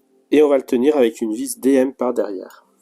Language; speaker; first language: French; native; French